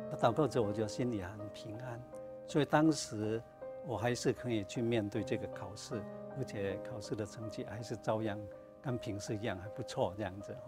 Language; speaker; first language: Chinese; non-native, local second language; Cantonese